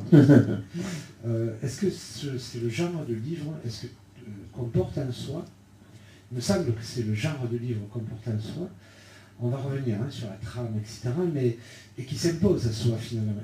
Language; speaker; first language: French; native; French